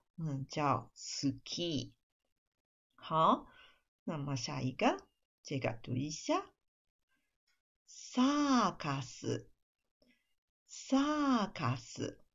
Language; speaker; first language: Chinese; non-native, fluent; Japanese